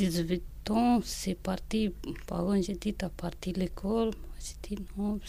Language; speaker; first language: French; non-native, learner; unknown